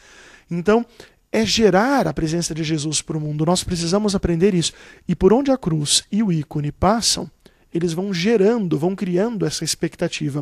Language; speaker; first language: Portuguese; native; Portuguese